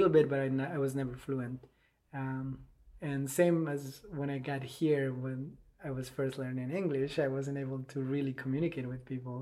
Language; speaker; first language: English; non-native, fluent; Spanish